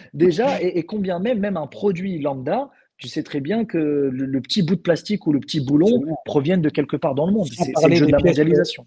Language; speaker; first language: French; non-native, local second language; Arabic